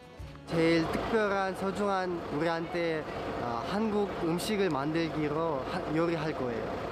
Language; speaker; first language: Korean; non-native, learner; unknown